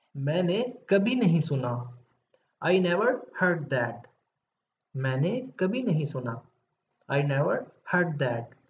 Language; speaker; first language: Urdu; native; Urdu